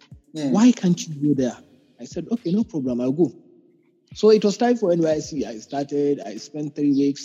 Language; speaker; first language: English; non-native, local second language; Hausa